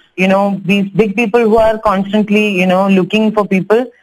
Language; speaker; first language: English; non-native, local second language; Tamil